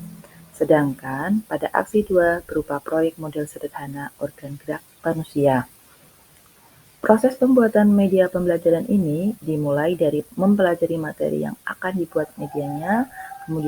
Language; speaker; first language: Indonesian; native; Indonesian